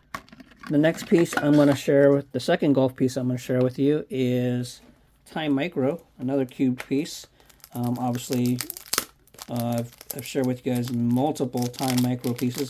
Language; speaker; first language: English; native; English